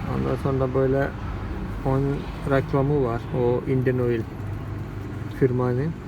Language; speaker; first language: Turkish; non-native, fluent; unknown